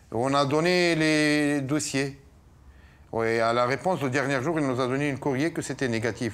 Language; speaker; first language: French; non-native, fluent; Persian